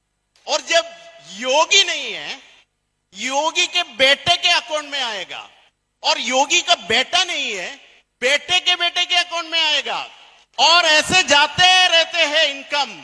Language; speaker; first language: Hindi; non-native, fluent; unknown